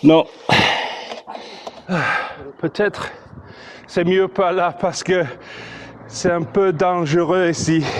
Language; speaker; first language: French; non-native, learner; English